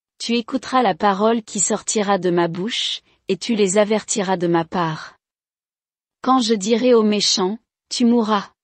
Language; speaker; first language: French; non-native, local second language; Rundi